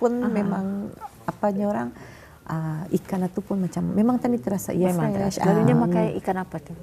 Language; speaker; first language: Malay; native; Malay